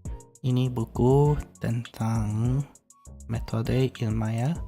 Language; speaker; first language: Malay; non-native, learner; English